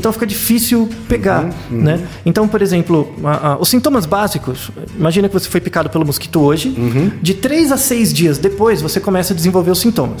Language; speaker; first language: Portuguese; native; Portuguese